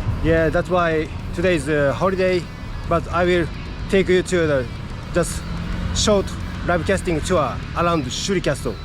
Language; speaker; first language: English; non-native, learner; Japanese